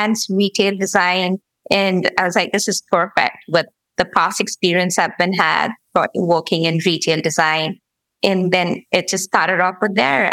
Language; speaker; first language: English; non-native, local second language; Gujarati